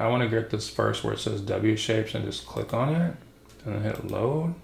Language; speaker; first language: English; native; English